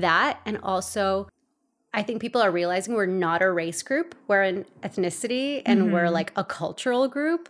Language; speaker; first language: English; early bilingual, other home language; Spanish